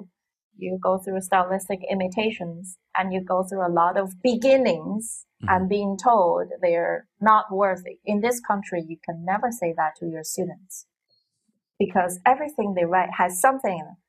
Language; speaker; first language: English; non-native, fluent; Chinese